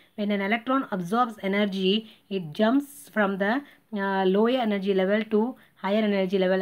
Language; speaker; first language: English; non-native, local second language; Tamil